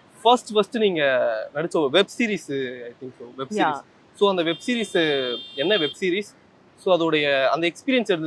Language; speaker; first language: Tamil; native; Tamil